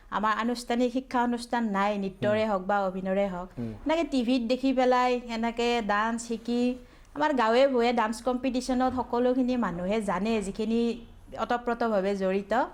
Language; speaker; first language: Assamese; native; Assamese